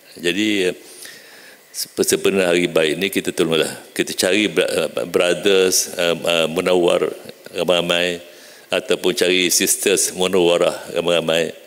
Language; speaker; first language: Malay; native; Malay